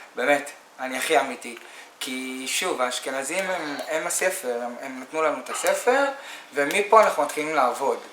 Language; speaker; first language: Hebrew; native; Hebrew